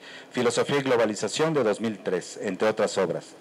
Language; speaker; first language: Spanish; native; Spanish